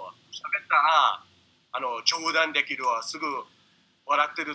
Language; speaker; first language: Japanese; non-native, fluent; English